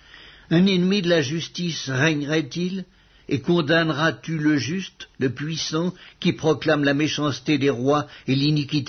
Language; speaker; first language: French; native; French